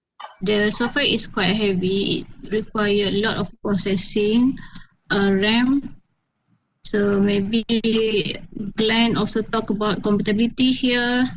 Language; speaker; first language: English; non-native, fluent; Malay